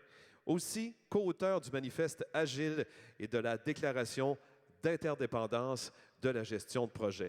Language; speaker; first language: French; native; French